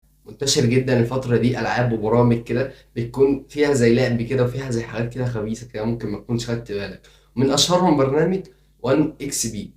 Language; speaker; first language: Arabic; native; Arabic